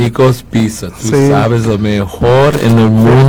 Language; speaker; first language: Spanish; non-native, learner; English